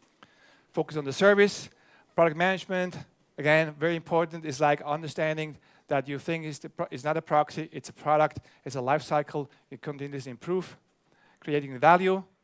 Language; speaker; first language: English; non-native, fluent; German